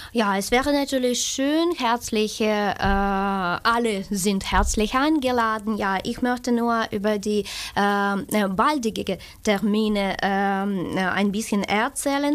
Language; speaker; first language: German; non-native, fluent; Ukrainian